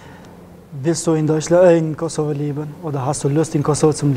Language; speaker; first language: German; non-native, learner; Albanian